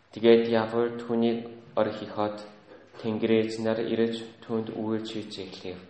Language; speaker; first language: Mongolian; native; Mongolian